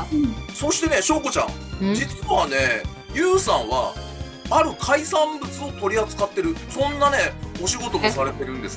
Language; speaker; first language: Japanese; native; Japanese